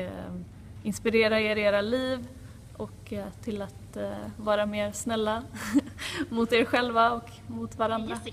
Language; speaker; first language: Swedish; native; Swedish